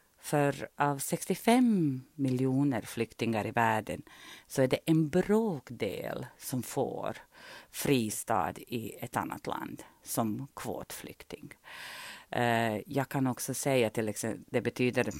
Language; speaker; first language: Swedish; non-native, fluent; Bosnian